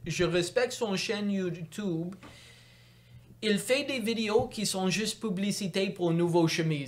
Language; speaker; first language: French; non-native, local second language; English